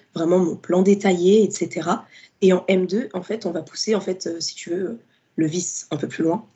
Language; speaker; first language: French; native; French